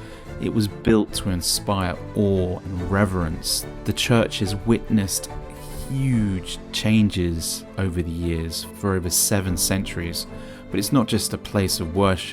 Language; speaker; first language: English; native; English